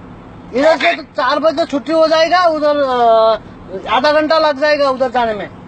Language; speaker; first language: Hindi; non-native, learner; Nepali